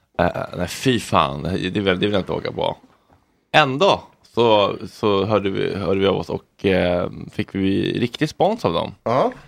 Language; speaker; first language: Swedish; native; Swedish